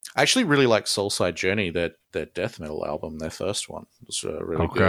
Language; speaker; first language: English; native; English